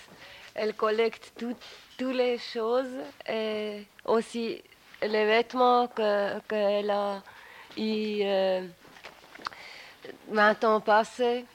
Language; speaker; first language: French; non-native, local second language; German